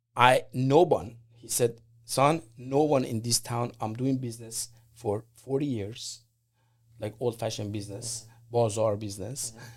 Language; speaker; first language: English; non-native, fluent; Persian